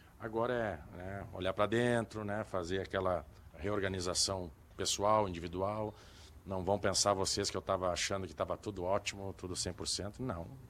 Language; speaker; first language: Portuguese; native; Portuguese